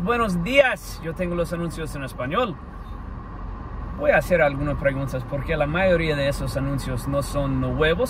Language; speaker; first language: Spanish; non-native, fluent; English